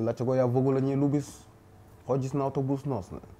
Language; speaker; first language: Polish; non-native, learner; Wolof